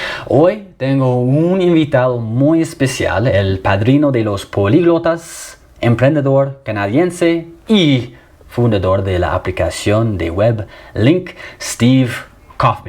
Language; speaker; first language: Spanish; non-native, fluent; English